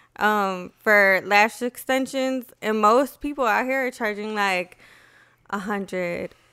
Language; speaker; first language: English; native; English